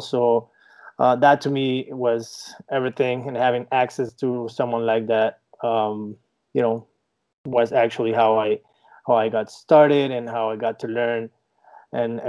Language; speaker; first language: English; non-native, fluent; Spanish